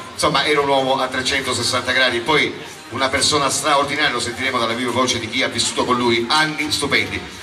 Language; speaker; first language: Italian; native; Italian